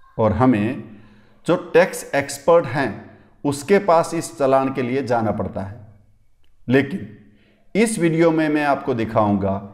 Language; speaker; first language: Hindi; non-native, local second language; Gujarati